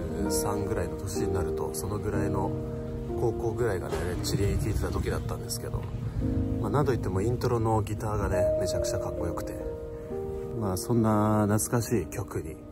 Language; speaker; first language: Japanese; native; Japanese